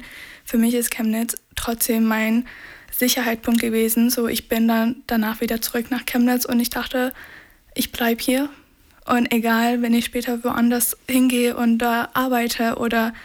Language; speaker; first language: German; non-native, fluent; Persian